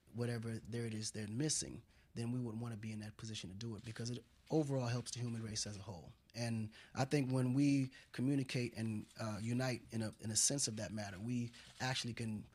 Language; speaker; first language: English; non-native, fluent; Wolof